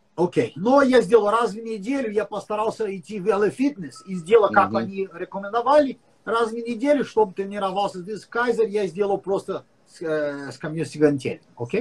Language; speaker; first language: Russian; non-native, learner; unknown